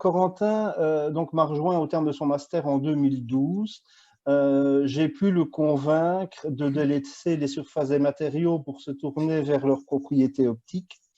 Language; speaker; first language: French; native; French